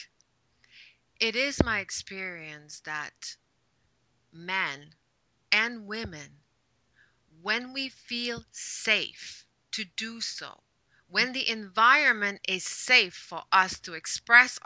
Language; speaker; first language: English; non-native, fluent; French